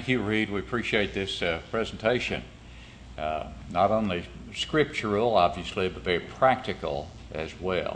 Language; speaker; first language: English; native; English